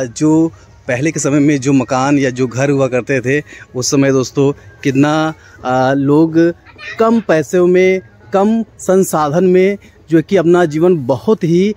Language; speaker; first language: Hindi; native; Hindi